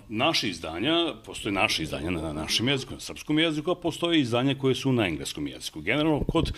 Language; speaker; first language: Serbian; native; Serbian